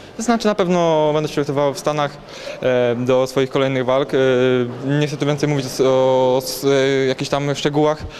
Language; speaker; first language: Polish; native; Polish